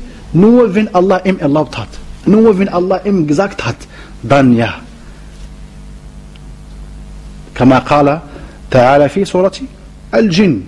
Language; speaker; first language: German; non-native, learner; Arabic